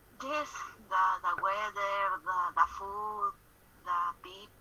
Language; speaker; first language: English; non-native, learner; Spanish